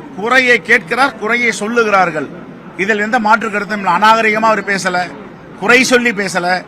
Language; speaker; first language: Tamil; native; Tamil